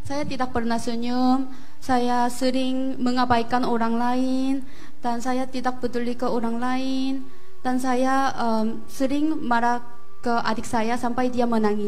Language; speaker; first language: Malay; non-native, fluent; Korean